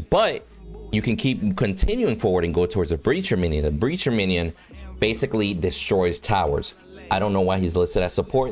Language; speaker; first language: English; native; English